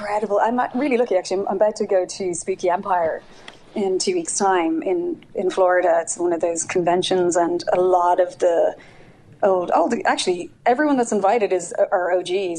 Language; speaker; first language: English; native; English